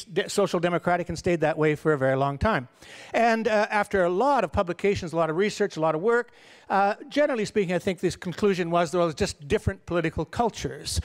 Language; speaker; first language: English; native; English